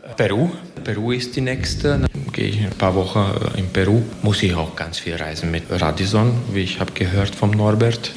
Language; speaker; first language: German; non-native, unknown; Hungarian